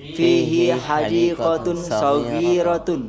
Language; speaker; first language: Arabic; non-native, learner; Indonesian